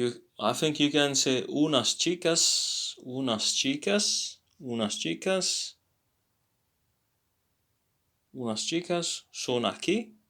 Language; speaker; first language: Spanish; non-native, learner; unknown